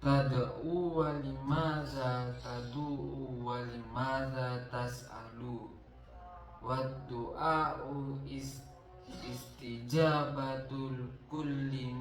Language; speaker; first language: Arabic; non-native, learner; Indonesian